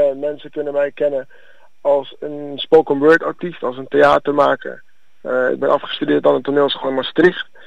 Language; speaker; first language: Dutch; early bilingual, other home language; Akan